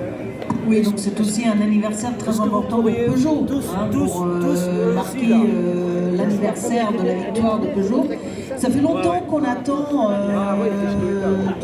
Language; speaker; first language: French; native; French